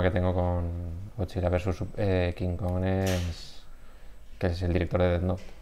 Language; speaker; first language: Spanish; native; Spanish